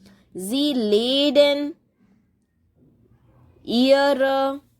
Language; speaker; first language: German; non-native, fluent; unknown